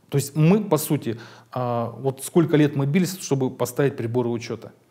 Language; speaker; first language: Russian; native; Russian